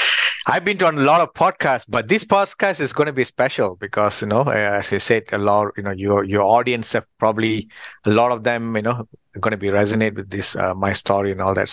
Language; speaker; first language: English; non-native, local second language; Tamil